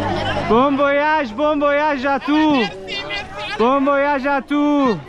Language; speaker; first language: French; non-native, learner; Persian